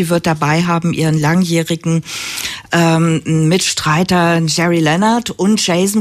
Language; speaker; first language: German; native; German